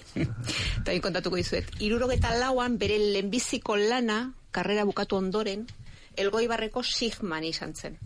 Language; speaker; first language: Basque; native; Basque